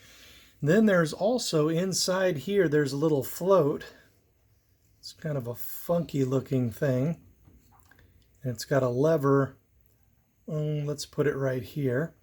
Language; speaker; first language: English; native; English